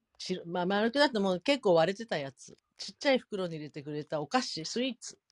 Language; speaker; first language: Japanese; native; Japanese